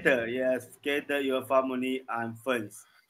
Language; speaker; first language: English; non-native, learner; Chinese